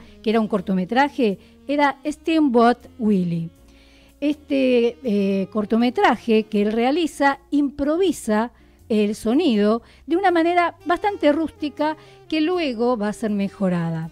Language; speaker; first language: Spanish; native; Spanish